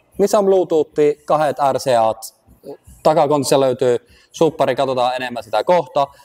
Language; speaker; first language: Finnish; early bilingual, heritage; Finnish